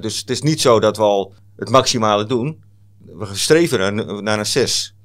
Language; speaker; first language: Dutch; native; Dutch